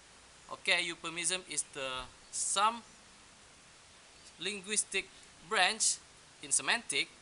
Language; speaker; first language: English; non-native, learner; Indonesian